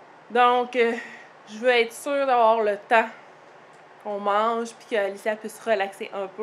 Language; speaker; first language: French; native; French